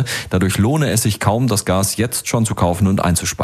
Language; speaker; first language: German; native; German